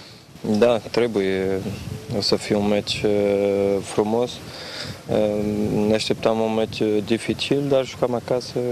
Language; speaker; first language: Romanian; non-native, learner; Portuguese